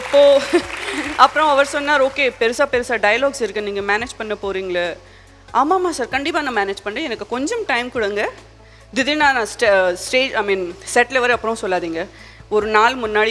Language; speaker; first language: Tamil; non-native, learner; Gujarati